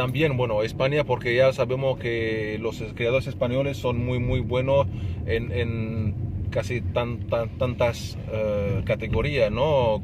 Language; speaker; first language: Spanish; non-native, fluent; Arabic